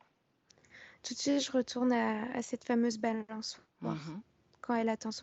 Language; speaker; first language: French; native; French